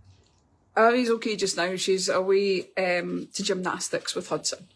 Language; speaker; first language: English; native; English